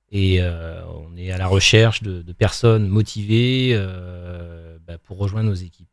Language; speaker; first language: French; native; French